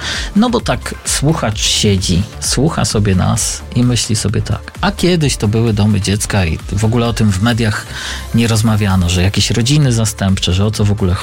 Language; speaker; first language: Polish; native; Polish